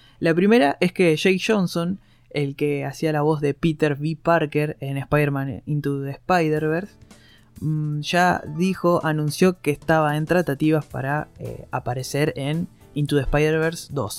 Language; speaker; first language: Spanish; native; Spanish